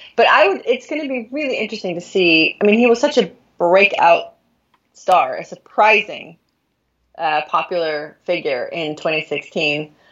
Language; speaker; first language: English; non-native, fluent; Norwegian